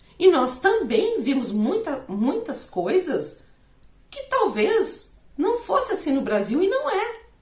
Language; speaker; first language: Portuguese; native; Portuguese